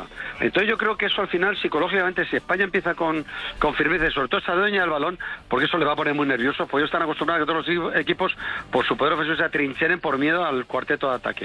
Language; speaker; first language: Spanish; native; Spanish